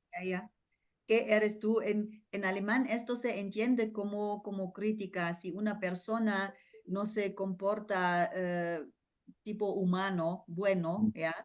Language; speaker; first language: Spanish; non-native, fluent; German